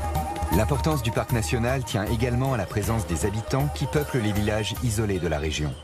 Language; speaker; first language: French; native; French